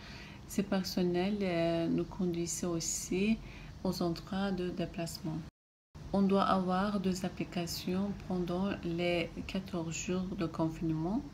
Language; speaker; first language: French; non-native, fluent; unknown